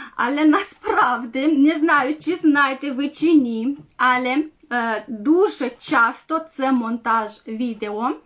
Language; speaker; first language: Ukrainian; non-native, local second language; Romanian